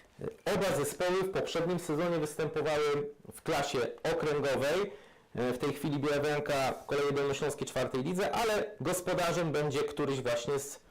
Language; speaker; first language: Polish; native; Polish